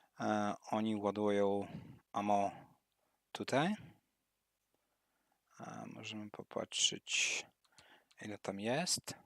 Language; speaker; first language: Polish; non-native, learner; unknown